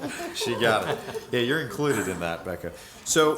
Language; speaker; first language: English; native; English